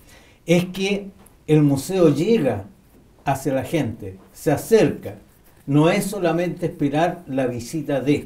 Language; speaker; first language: Spanish; native; Spanish